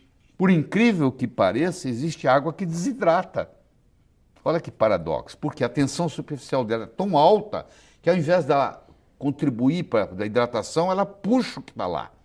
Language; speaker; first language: Portuguese; native; Portuguese